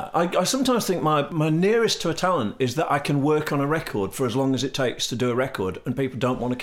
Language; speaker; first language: English; native; English